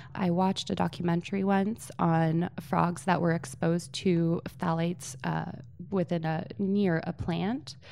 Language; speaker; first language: English; early bilingual, other home language; Polish